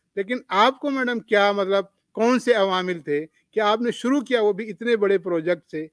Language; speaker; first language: Urdu; native; Urdu